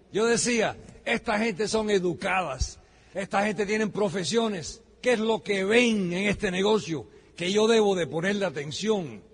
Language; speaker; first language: Spanish; early bilingual, heritage; Spanish